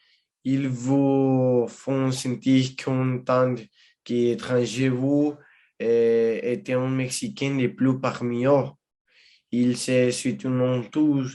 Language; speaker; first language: French; non-native, learner; Spanish